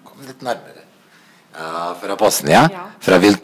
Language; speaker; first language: Norwegian; non-native, fluent; Croatian